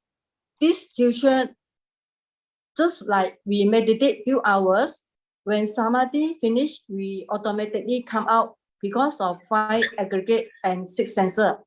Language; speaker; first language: English; non-native, learner; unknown